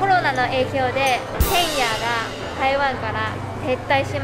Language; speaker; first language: Japanese; non-native, fluent; Chinese